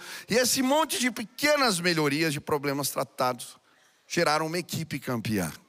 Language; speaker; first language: Portuguese; native; Portuguese